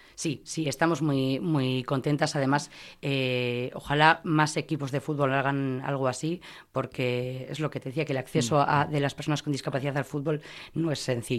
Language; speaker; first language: Spanish; native; Spanish